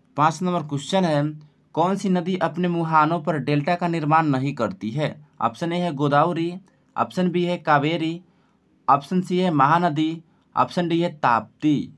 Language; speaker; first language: Hindi; native; Hindi